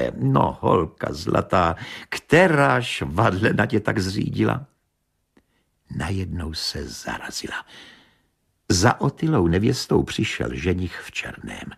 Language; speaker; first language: Czech; native; Czech